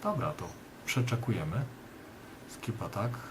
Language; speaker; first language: Polish; native; Polish